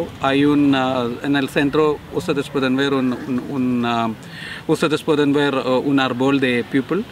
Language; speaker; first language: Spanish; non-native, learner; Malayalam